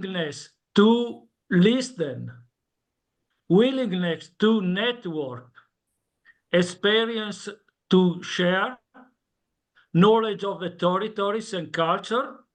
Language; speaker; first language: English; non-native, learner; Italian